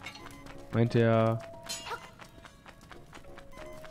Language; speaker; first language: German; native; German